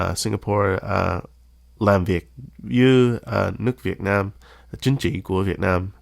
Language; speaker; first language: Vietnamese; early bilingual, heritage; Vietnamese